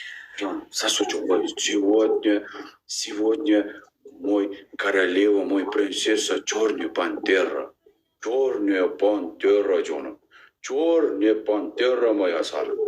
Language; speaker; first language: Russian; non-native, learner; Uzbek